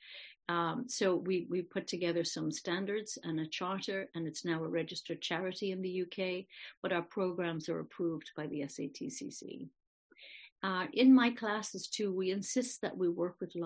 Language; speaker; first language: English; native; English